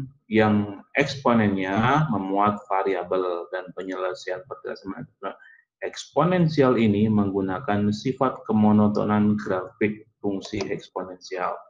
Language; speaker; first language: Indonesian; native; Indonesian